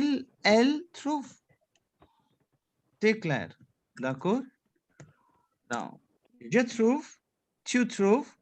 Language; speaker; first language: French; non-native, fluent; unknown